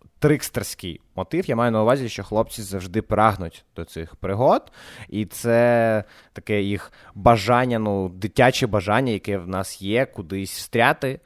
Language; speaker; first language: Ukrainian; non-native, local second language; Russian